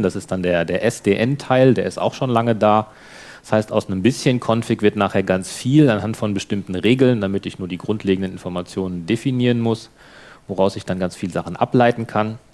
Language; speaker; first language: German; native; German